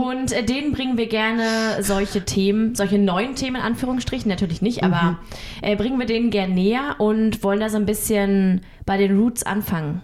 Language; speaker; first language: German; native; German